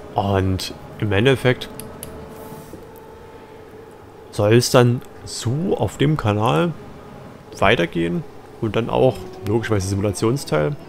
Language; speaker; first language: German; native; German